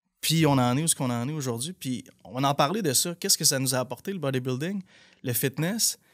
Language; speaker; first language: French; native; French